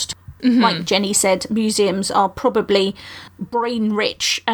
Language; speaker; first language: English; native; English